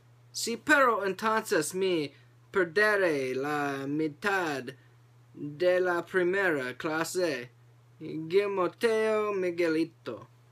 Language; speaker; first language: Spanish; non-native, learner; English